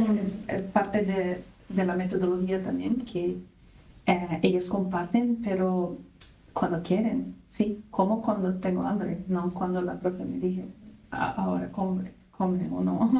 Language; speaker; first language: Spanish; non-native, fluent; Portuguese